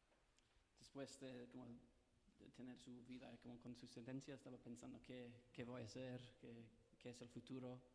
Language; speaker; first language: Spanish; non-native, fluent; English